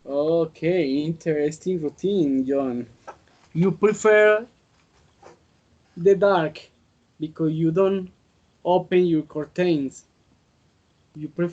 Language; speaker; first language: English; non-native, learner; Spanish